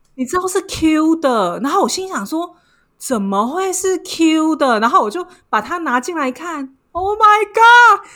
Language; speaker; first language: Chinese; native; Chinese